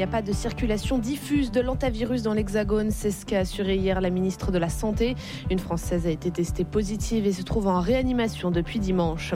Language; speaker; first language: French; native; French